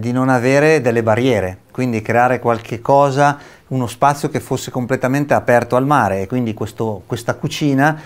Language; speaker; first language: Italian; native; Italian